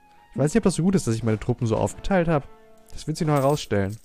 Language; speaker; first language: German; native; German